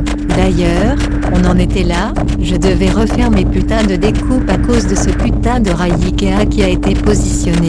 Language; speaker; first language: French; native; French